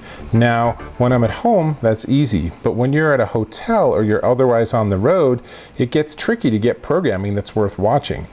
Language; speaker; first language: English; native; English